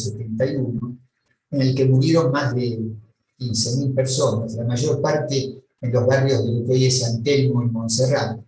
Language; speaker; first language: Spanish; native; Spanish